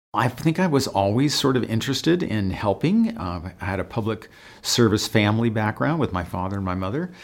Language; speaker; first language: English; native; English